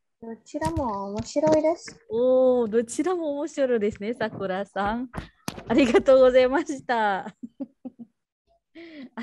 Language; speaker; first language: Japanese; non-native, fluent; Indonesian